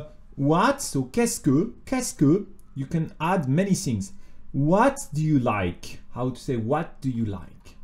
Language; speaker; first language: English; non-native, fluent; French